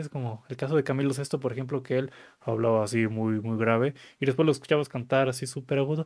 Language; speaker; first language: Spanish; native; Spanish